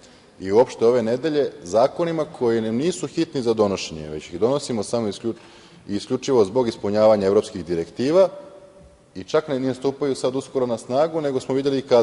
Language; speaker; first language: Serbian; native; Serbian